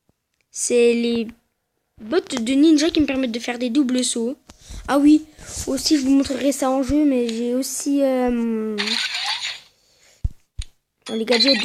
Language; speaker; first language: French; native; French